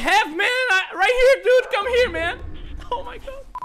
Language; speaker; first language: English; non-native, learner; Portuguese